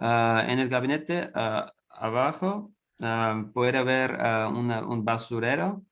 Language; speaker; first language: Spanish; non-native, learner; English